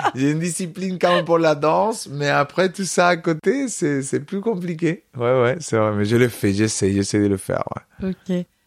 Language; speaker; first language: French; non-native, fluent; Spanish